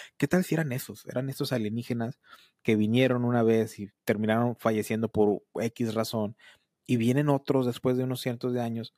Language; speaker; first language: Spanish; early bilingual, heritage; Spanish